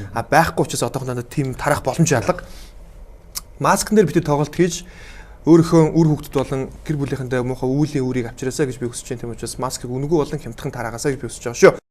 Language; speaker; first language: Mongolian; native; Mongolian